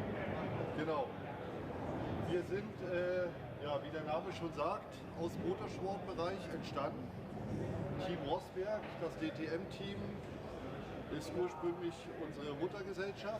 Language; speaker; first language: German; native; German